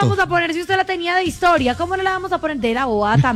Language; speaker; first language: Spanish; native; Spanish